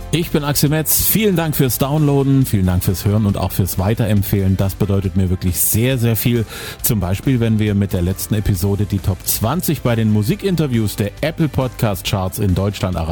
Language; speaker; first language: German; native; German